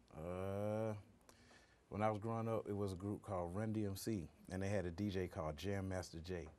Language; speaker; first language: English; native; English